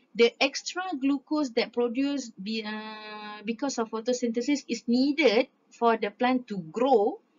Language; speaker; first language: English; non-native, local second language; Malay